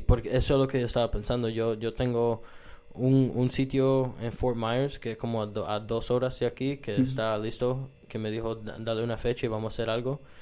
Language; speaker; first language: Spanish; early bilingual, heritage; Spanish